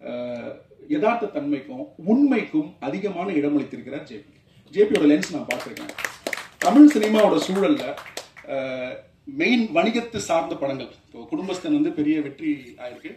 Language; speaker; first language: Tamil; native; Tamil